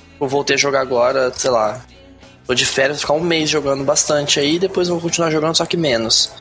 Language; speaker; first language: Portuguese; native; Portuguese